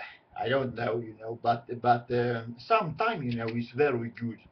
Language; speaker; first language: English; non-native, learner; Swedish